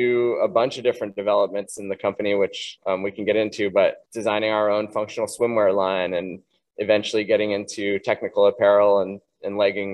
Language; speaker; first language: English; native; English